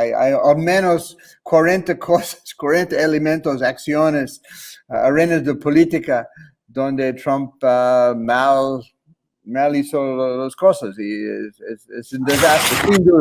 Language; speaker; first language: Spanish; non-native, fluent; English